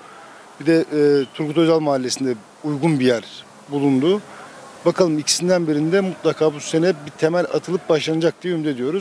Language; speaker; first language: Turkish; native; Turkish